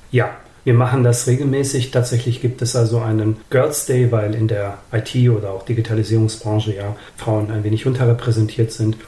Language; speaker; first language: German; early bilingual, other home language; Serbian